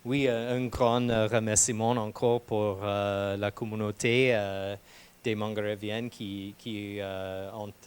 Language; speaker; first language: French; non-native, fluent; English